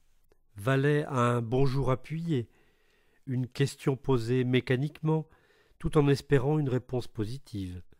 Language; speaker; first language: French; native; French